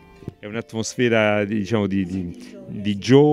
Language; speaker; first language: Italian; native; Italian